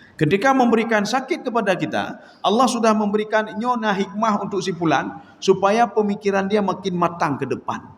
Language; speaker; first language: Malay; non-native, local second language; Achinese